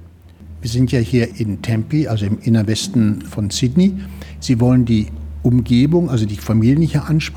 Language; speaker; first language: German; native; German